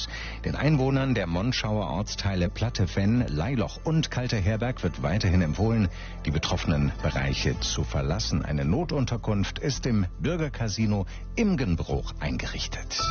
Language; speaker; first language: German; native; German